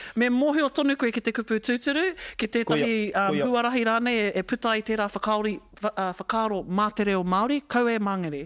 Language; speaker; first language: Māori; non-native, local second language; English